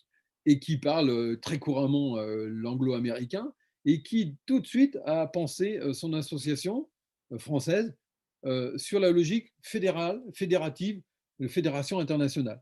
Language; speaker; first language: French; native; French